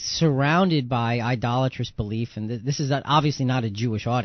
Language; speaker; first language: English; native; English